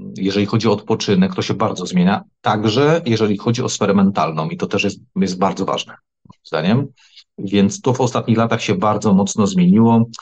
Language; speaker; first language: Polish; native; Polish